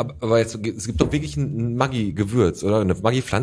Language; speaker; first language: German; native; German